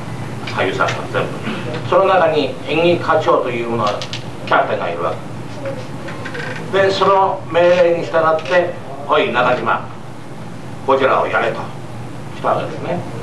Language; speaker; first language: Japanese; native; Japanese